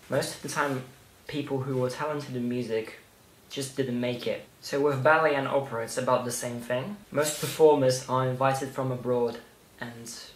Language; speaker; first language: English; early bilingual, other home language; Russian